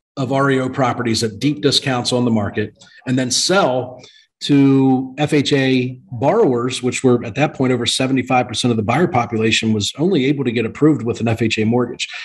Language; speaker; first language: English; native; English